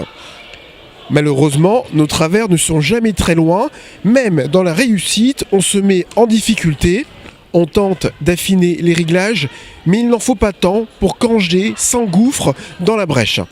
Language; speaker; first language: French; native; French